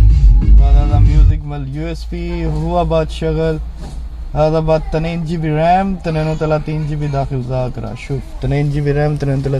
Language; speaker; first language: Arabic; non-native, learner; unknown